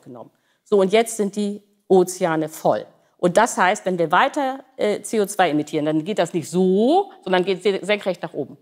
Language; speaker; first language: German; native; German